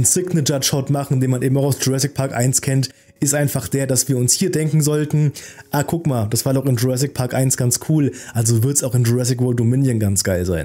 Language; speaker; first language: German; native; German